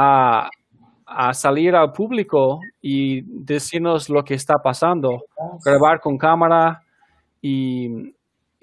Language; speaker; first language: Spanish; non-native, fluent; English